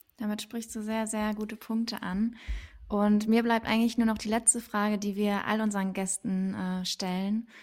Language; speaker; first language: German; native; German